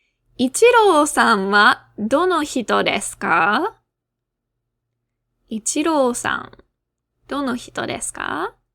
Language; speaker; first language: Japanese; non-native, fluent; English